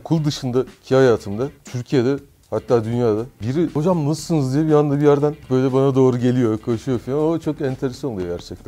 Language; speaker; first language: Turkish; native; Turkish